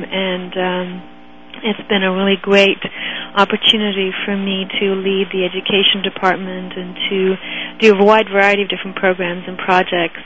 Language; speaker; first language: English; native; English